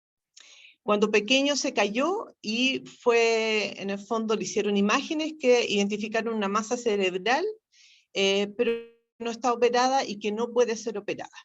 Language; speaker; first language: Spanish; native; Spanish